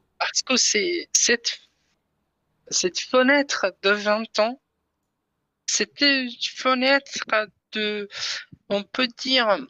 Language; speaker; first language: French; non-native, learner; Persian